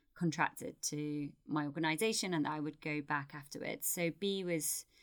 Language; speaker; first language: English; native; English